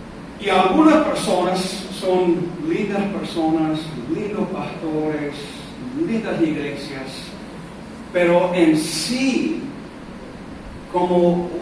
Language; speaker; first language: Spanish; non-native, fluent; English